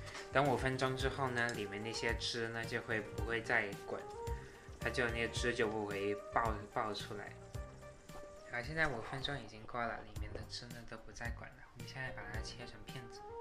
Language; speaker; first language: Chinese; native; Chinese